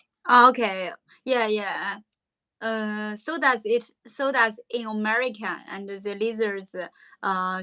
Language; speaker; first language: English; non-native, learner; Chinese